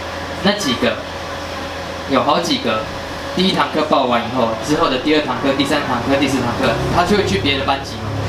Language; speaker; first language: Chinese; native; Chinese